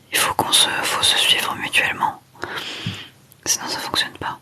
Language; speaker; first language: French; native; French